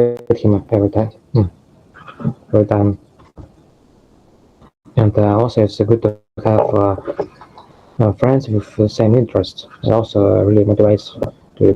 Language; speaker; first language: English; non-native, fluent; Russian